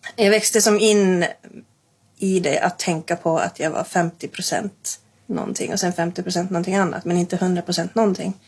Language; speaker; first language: Swedish; native; Swedish